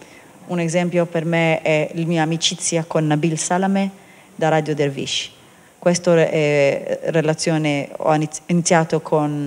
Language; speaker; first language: Italian; non-native, learner; Hebrew